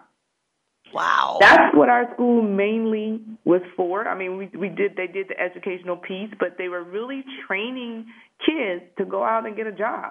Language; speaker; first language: English; native; English